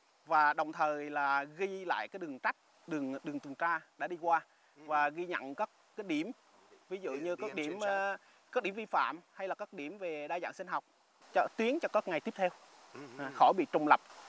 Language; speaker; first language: Vietnamese; native; Vietnamese